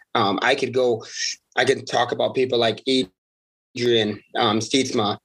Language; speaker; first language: English; non-native, fluent; Uzbek